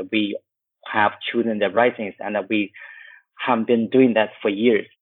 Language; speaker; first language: English; non-native, fluent; Chinese